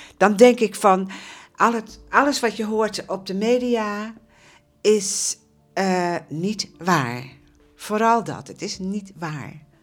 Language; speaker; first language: Dutch; native; Dutch